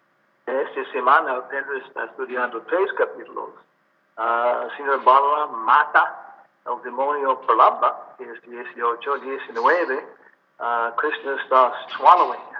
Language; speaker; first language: Spanish; non-native, learner; English